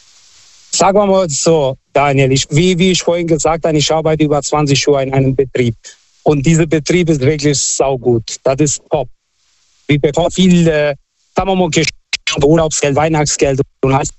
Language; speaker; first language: German; non-native, fluent; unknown